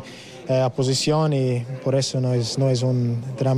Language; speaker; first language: Spanish; non-native, learner; English